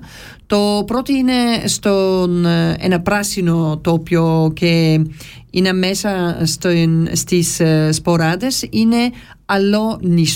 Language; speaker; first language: Greek; non-native, learner; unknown